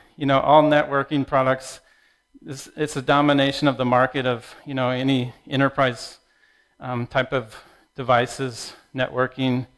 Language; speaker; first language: English; native; English